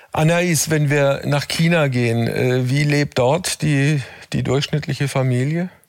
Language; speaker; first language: German; native; German